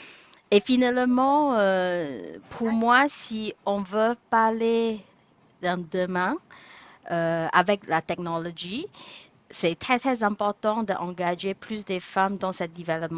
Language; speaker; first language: French; non-native, fluent; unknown